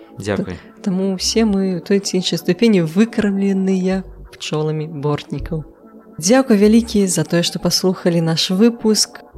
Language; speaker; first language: Belarusian; non-native, local second language; Russian